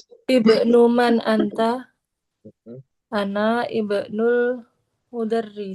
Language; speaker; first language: Arabic; non-native, learner; Indonesian